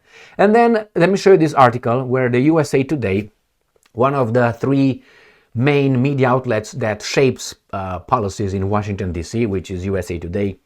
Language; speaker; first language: English; non-native, fluent; Romanian